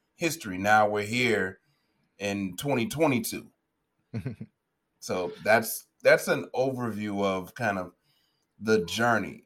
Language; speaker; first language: English; native; English